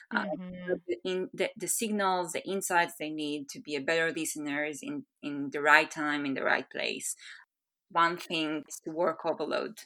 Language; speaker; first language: English; non-native, fluent; Hebrew